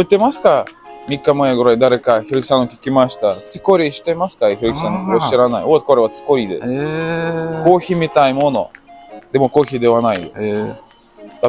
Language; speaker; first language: Japanese; non-native, learner; Russian